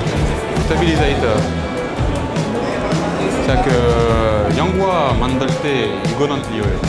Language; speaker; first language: Korean; non-native, learner; French